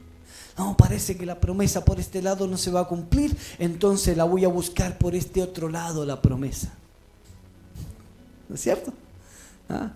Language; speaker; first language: Spanish; native; Spanish